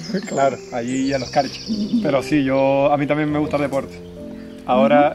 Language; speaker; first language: Spanish; native; Spanish